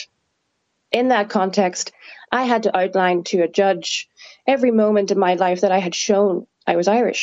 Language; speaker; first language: English; native; English